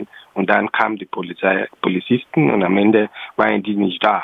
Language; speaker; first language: German; non-native, local second language; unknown